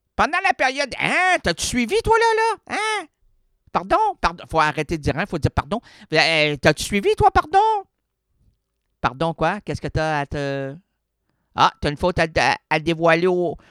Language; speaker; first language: French; native; French